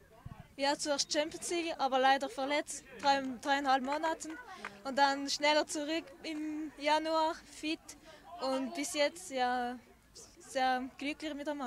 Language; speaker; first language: German; non-native, learner; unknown